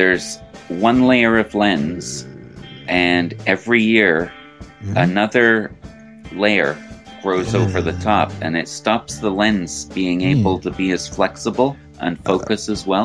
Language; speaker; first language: English; native; English